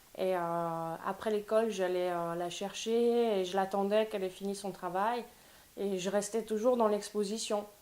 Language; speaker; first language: French; native; French